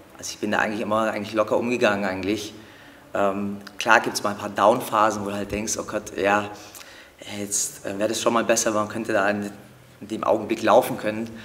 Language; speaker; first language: German; early bilingual, other home language; Turkish